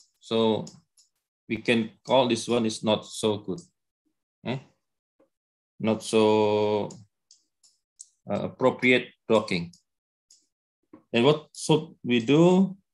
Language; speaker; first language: English; non-native, learner; Indonesian